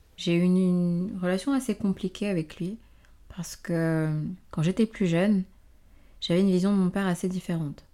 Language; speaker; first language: French; native; French